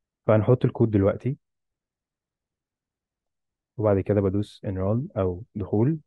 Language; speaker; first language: Arabic; native; Arabic